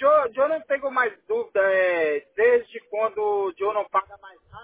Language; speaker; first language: Spanish; non-native, learner; Portuguese